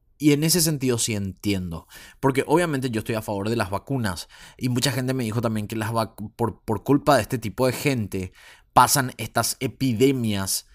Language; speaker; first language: Spanish; native; Spanish